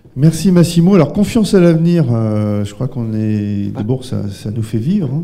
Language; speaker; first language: French; native; French